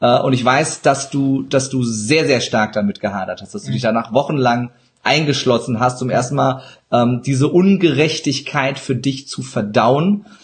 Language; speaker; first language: German; early bilingual, other home language; Turkish